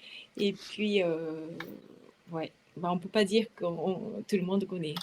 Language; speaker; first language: French; non-native, fluent; Japanese